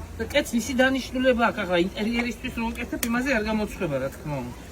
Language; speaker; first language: Georgian; native; Georgian